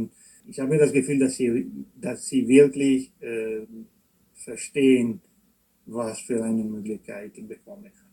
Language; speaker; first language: German; non-native, fluent; Italian